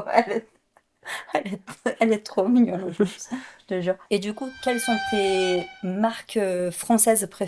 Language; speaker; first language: French; non-native, fluent; Portuguese